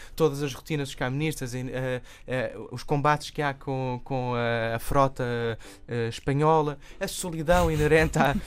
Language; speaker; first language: Portuguese; native; Portuguese